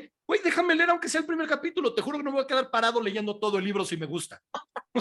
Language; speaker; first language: Spanish; native; Spanish